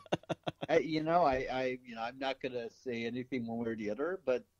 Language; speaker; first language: English; native; English